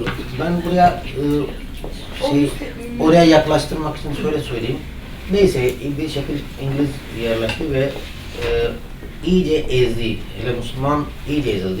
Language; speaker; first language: Turkish; non-native, fluent; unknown